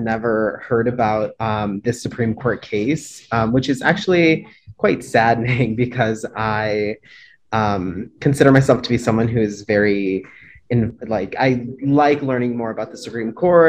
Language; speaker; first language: English; early bilingual, other home language; Spanish